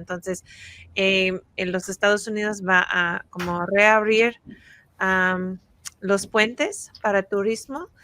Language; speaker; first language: Spanish; non-native, fluent; English